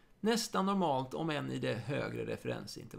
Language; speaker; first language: Swedish; native; Swedish